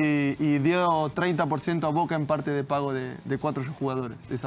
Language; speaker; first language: Portuguese; non-native, learner; Spanish